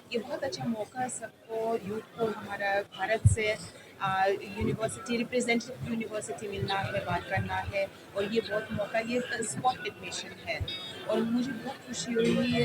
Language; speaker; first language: Hindi; non-native, fluent; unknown